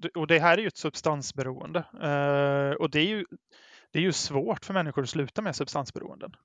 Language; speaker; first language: Swedish; native; Swedish